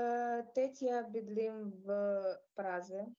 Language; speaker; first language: Czech; non-native, learner; Ukrainian